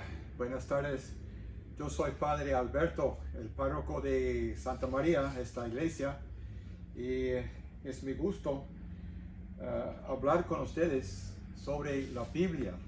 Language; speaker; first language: Spanish; non-native, fluent; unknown